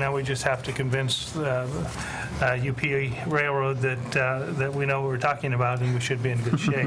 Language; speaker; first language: English; native; English